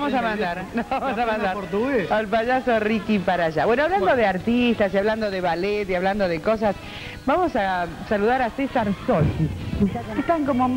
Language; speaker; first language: Spanish; native; Spanish